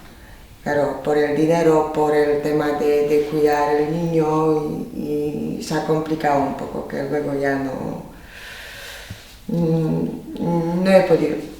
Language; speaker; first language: Spanish; non-native, fluent; Polish